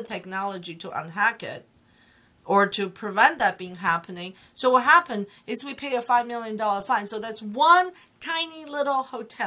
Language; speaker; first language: English; non-native, fluent; Chinese